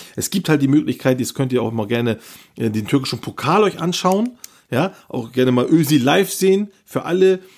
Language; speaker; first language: German; early bilingual, other home language; Turkish